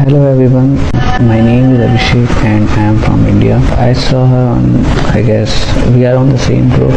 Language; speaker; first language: English; non-native, local second language; Hindi